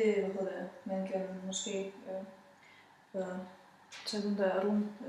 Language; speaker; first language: Danish; non-native, fluent; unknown